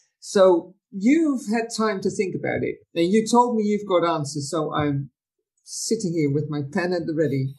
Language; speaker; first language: English; non-native, fluent; Dutch